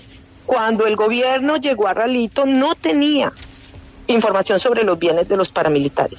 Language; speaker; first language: Spanish; native; Spanish